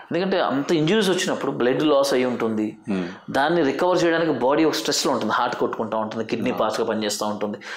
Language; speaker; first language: Telugu; native; Telugu